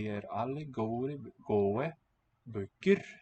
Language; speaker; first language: Swedish; non-native, learner; English